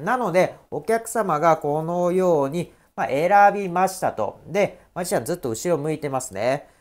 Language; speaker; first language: Japanese; native; Japanese